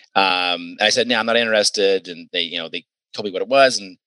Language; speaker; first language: English; native; English